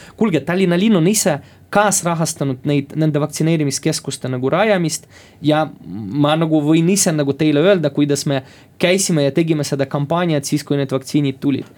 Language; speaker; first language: Estonian; non-native, local second language; Russian